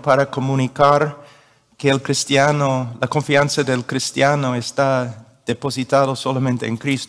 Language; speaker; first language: Spanish; non-native, fluent; English